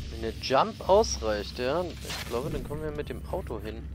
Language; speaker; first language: German; native; German